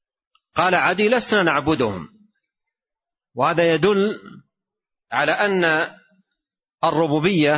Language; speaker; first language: Arabic; native; Arabic